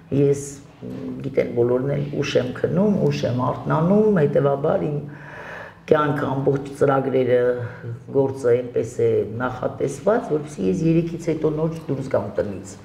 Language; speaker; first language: Armenian; native; Armenian